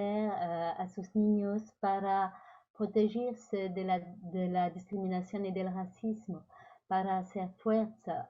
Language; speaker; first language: Spanish; non-native, learner; French